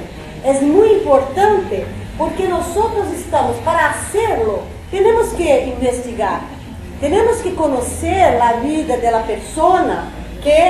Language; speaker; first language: Spanish; non-native, fluent; Portuguese